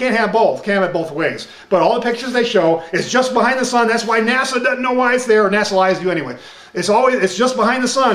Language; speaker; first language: English; native; English